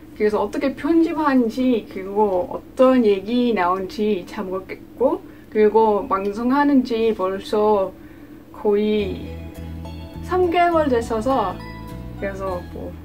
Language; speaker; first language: Korean; non-native, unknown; Dutch